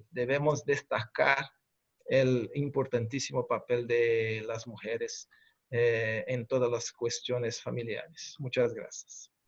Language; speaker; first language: Spanish; non-native, fluent; Portuguese